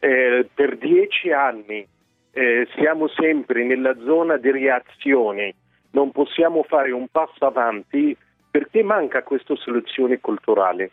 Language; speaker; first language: Italian; non-native, fluent; Arabic